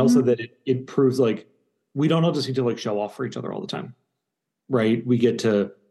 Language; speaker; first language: English; native; English